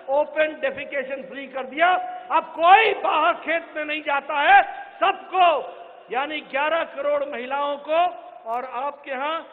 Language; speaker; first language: Hindi; native; Hindi